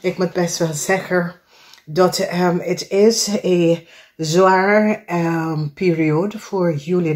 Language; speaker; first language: Dutch; non-native, fluent; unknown